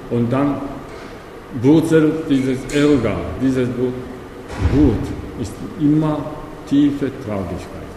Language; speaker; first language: German; non-native, learner; Japanese